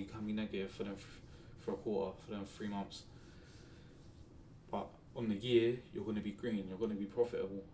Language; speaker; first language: English; native; English